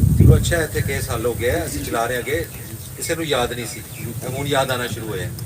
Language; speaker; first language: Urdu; non-native, local second language; Punjabi